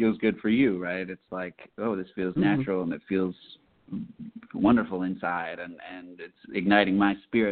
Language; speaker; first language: English; native; English